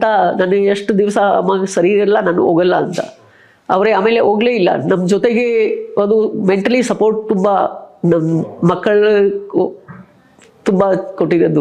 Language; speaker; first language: Kannada; non-native, local second language; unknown